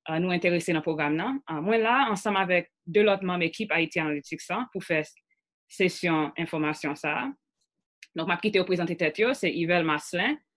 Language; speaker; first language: Haitian Creole; early bilingual, heritage; English